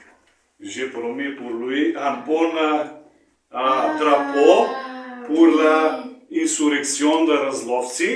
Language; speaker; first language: French; non-native, learner; Macedonian